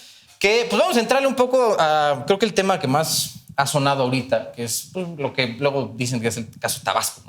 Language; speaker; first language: Spanish; native; Spanish